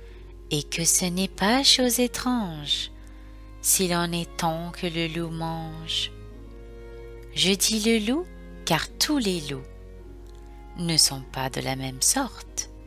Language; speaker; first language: French; native; French